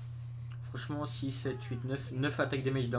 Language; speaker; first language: French; native; French